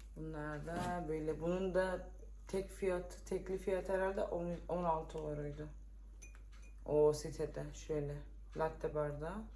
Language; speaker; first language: Turkish; early bilingual, heritage; Turkish